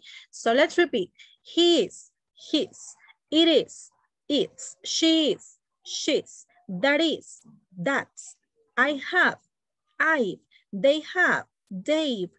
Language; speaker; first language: English; non-native, learner; Spanish